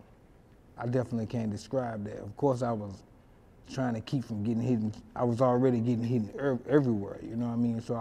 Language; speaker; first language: English; native; English